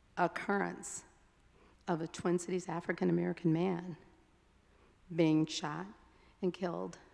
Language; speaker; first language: English; native; English